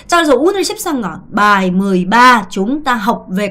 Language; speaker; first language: Vietnamese; non-native, fluent; Korean